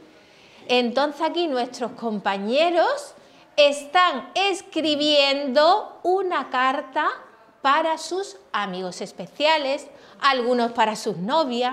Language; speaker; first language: Spanish; native; Spanish